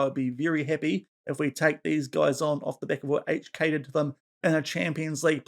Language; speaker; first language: English; native; English